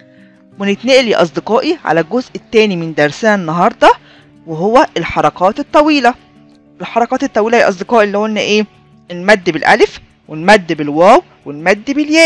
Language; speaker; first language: Arabic; native; Arabic